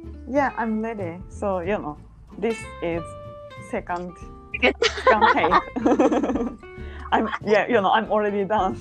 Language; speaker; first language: English; non-native, learner; Japanese